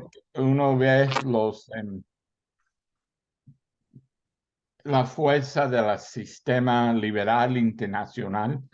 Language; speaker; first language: Spanish; early bilingual, heritage; Spanish